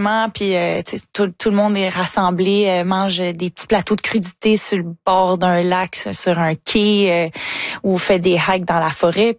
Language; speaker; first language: French; native; French